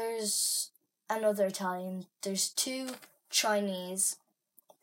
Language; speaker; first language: English; native; English